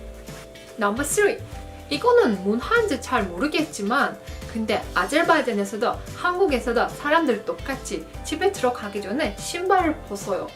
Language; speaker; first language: Korean; non-native, fluent; Azerbaijani